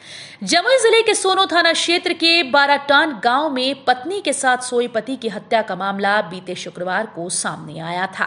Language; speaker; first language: Hindi; native; Hindi